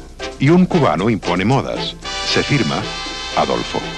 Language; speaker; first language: Spanish; native; Spanish